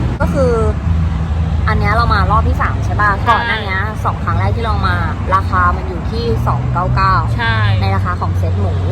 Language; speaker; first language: Thai; native; Thai